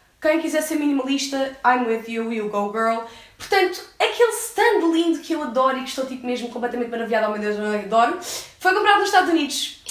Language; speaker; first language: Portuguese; early bilingual, heritage; English